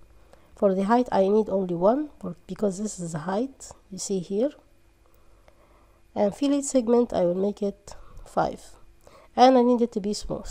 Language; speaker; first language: English; non-native, fluent; Arabic